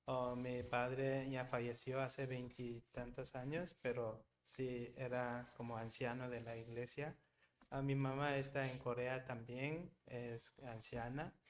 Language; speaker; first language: Spanish; non-native, learner; Korean